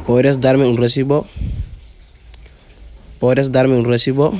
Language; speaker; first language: Spanish; non-native, fluent; Wolof